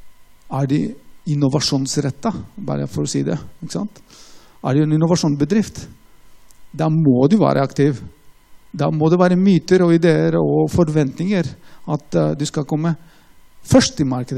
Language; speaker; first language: Norwegian; non-native, fluent; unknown